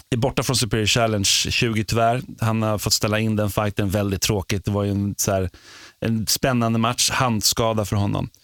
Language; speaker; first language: Swedish; native; Swedish